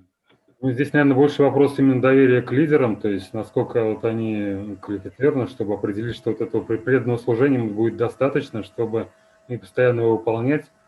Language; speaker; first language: Russian; native; Russian